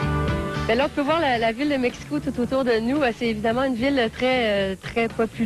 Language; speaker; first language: French; native; French